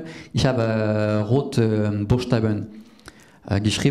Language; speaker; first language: German; non-native, learner; French